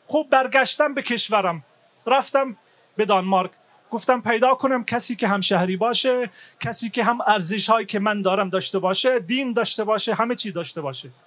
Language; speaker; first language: Persian; non-native, fluent; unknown